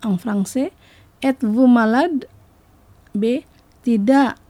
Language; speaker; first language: French; non-native, fluent; Indonesian